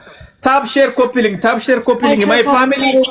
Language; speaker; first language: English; non-native, learner; Amharic